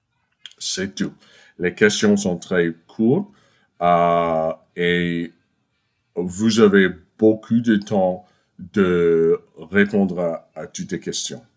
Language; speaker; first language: French; non-native, fluent; English